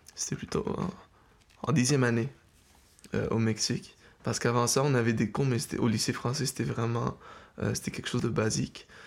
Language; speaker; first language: French; early bilingual, heritage; French